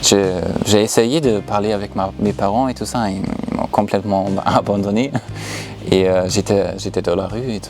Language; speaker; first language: French; non-native, fluent; German